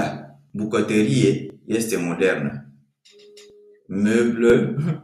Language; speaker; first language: Romanian; non-native, fluent; French